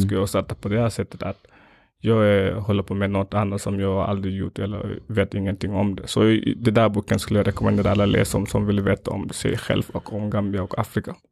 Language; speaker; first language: Swedish; non-native, fluent; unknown